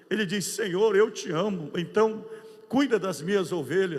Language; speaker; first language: Portuguese; native; Portuguese